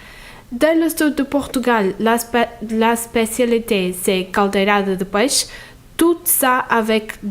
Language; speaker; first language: French; non-native, fluent; Portuguese